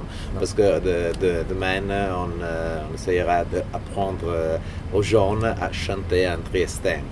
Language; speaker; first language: French; non-native, fluent; Italian